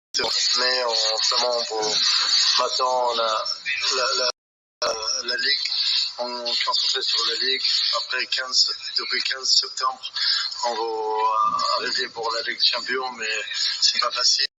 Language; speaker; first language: French; non-native, learner; Arabic